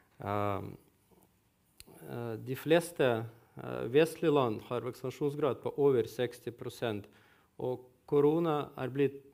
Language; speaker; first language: Norwegian; non-native, fluent; Russian